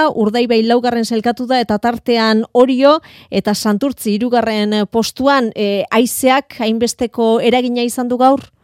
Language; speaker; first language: Basque; native; Basque